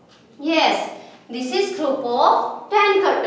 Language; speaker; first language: English; non-native, local second language; Urdu